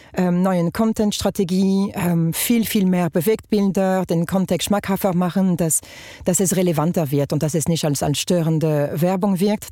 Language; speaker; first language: German; non-native, fluent; French